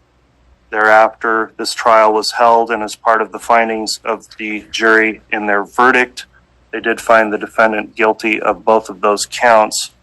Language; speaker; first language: English; native; English